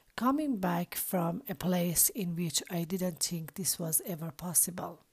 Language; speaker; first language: English; non-native, fluent; Persian